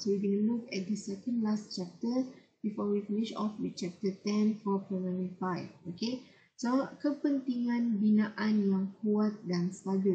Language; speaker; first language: English; non-native, local second language; Malay